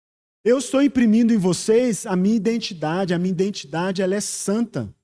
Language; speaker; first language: Portuguese; native; Portuguese